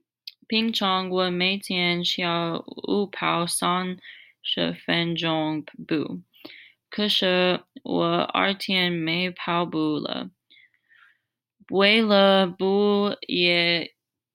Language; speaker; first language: Chinese; non-native, learner; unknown